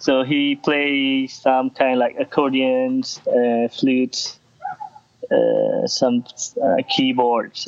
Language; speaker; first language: English; non-native, local second language; Malay